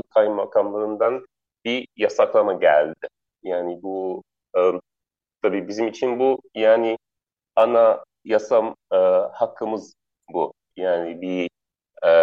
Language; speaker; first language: Turkish; non-native, learner; Arabic